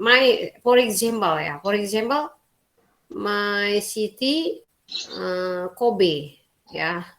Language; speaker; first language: English; non-native, learner; Indonesian